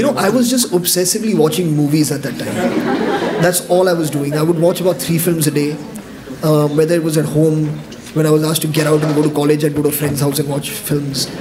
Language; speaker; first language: English; non-native, local second language; Hindi